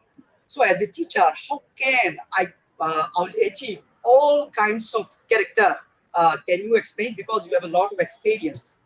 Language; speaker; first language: English; non-native, fluent; Bangla